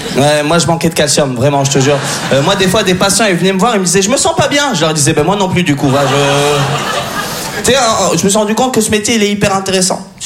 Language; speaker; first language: French; early bilingual, other home language; Arabic